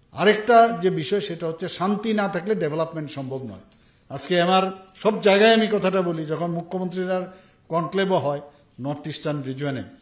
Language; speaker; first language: Bangla; native; Bangla